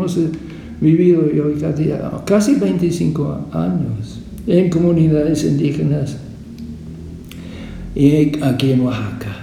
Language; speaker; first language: Spanish; non-native, fluent; English